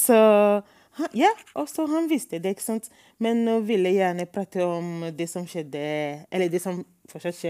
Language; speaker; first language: Norwegian; non-native, fluent; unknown